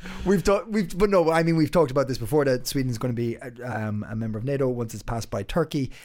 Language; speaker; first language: English; native; English